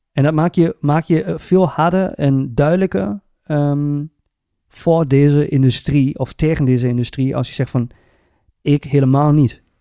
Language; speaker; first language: Dutch; native; Dutch